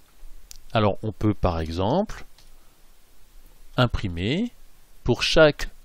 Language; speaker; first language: French; native; French